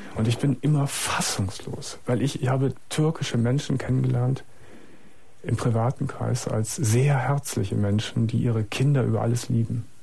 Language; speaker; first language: German; native; German